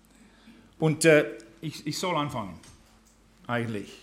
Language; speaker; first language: German; non-native, fluent; English